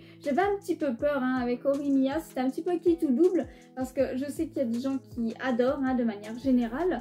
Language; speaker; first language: French; native; French